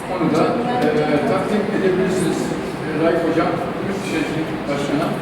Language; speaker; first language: Turkish; native; Turkish